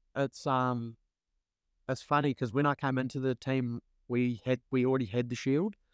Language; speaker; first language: English; native; English